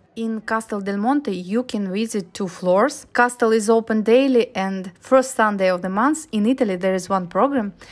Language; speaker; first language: English; non-native, learner; Russian